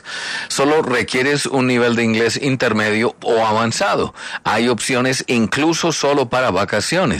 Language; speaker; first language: Spanish; native; Spanish